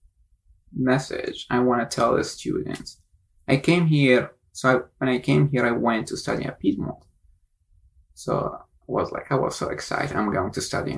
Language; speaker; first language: English; non-native, fluent; Arabic